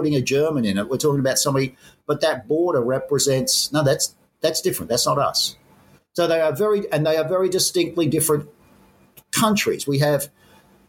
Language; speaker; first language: English; native; English